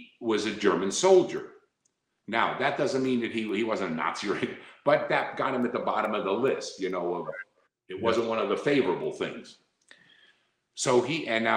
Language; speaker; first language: English; native; English